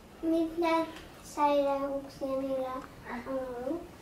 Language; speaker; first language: Finnish; early bilingual, heritage; Finnish